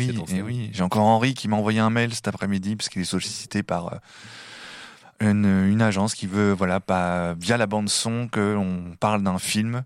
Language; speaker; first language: French; native; French